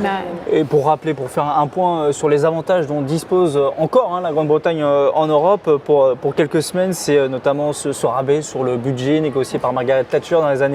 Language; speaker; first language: French; native; French